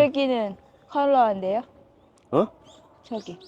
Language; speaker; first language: Korean; non-native, learner; Thai